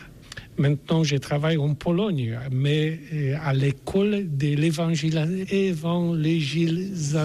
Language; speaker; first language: French; non-native, learner; Polish